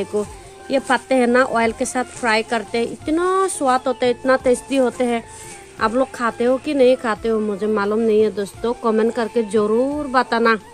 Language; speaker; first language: Hindi; non-native, local second language; Chakma